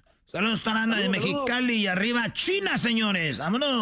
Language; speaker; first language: Spanish; native; Spanish